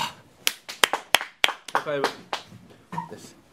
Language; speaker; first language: Korean; native; Korean